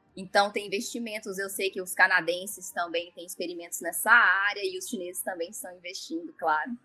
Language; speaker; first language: Portuguese; native; Portuguese